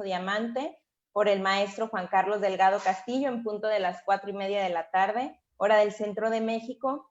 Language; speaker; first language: Spanish; native; Spanish